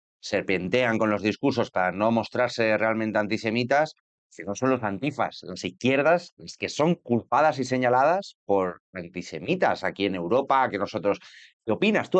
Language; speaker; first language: Spanish; native; Spanish